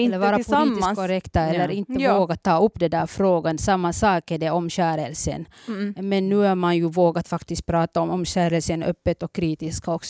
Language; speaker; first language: Swedish; early bilingual, other home language; Somali